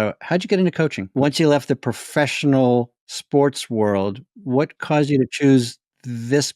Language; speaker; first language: English; native; English